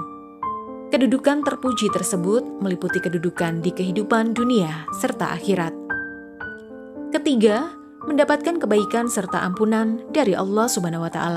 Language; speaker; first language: Indonesian; native; Indonesian